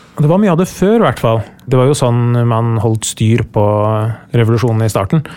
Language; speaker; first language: Norwegian; early bilingual, other home language; Persian